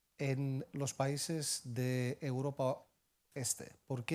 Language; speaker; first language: Spanish; non-native, fluent; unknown